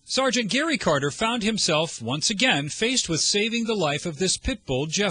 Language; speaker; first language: English; native; English